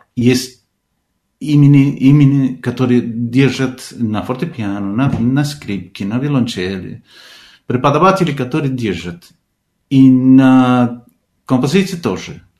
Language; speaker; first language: Russian; non-native, fluent; Spanish